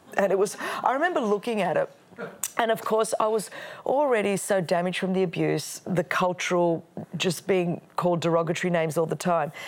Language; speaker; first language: English; non-native, local second language; Greek